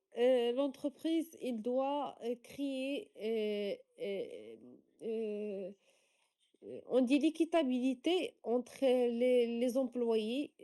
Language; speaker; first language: French; non-native, local second language; Arabic